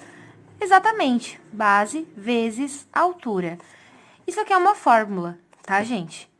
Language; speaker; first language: Portuguese; native; Portuguese